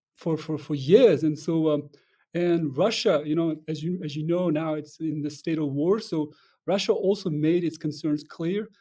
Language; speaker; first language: English; non-native, fluent; Russian